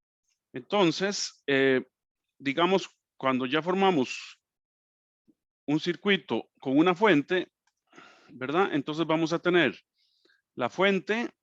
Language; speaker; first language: Spanish; native; Spanish